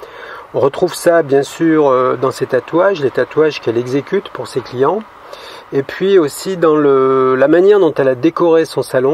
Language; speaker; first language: French; native; French